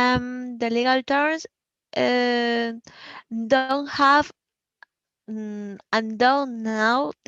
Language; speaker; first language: English; non-native, learner; Spanish